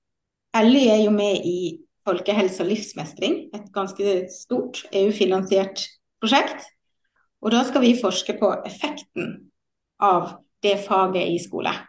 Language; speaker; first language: Norwegian; native; Norwegian